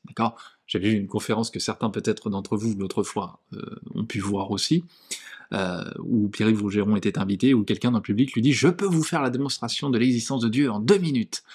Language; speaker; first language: French; native; French